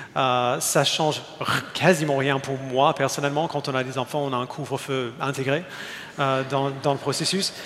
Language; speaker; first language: French; non-native, fluent; English